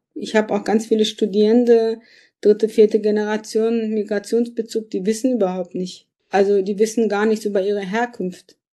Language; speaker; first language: German; early bilingual, other home language; Turkish